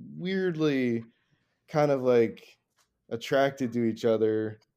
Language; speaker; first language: English; native; English